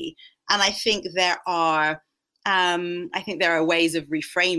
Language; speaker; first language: English; native; English